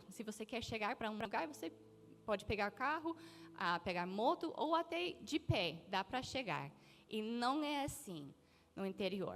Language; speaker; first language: Portuguese; non-native, fluent; English